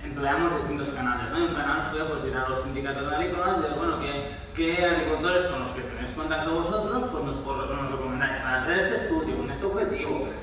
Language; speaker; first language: Spanish; non-native, local second language; Catalan